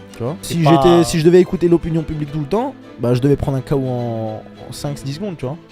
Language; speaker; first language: French; early bilingual, other home language; Chechen